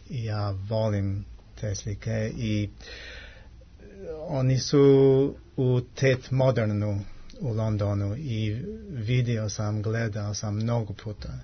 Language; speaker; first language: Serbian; non-native, learner; English